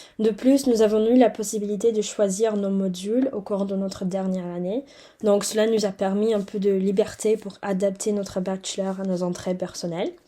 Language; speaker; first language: French; non-native, fluent; English